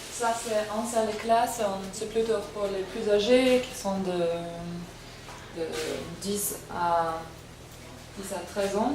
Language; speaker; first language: French; non-native, fluent; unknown